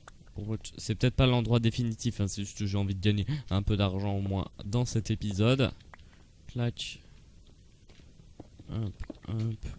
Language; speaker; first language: French; native; French